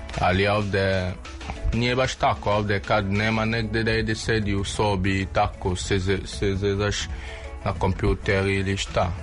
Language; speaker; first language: Serbian; non-native, learner; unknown